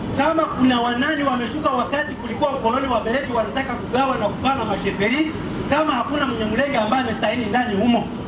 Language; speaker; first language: Swahili; non-native, local second language; Kinyarwanda